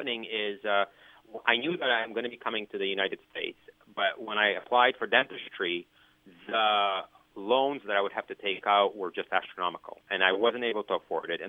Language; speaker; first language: English; native; English